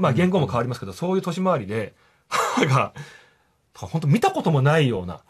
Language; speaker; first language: Japanese; native; Japanese